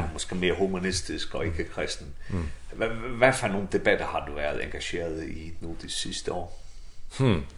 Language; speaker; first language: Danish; non-native, local second language; Faroese